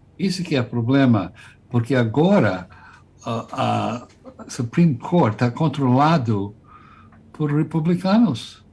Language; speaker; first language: Portuguese; non-native, fluent; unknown